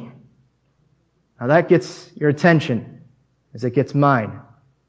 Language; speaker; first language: English; native; English